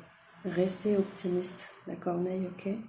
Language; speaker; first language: French; native; French